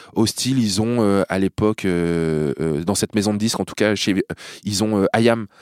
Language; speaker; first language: French; native; French